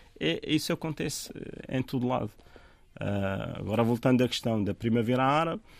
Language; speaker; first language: Portuguese; non-native, fluent; Arabic